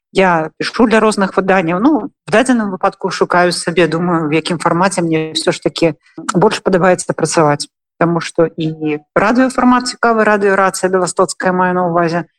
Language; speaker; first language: Belarusian; non-native, local second language; Russian